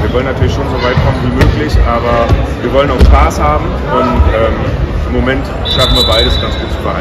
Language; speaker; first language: German; native; German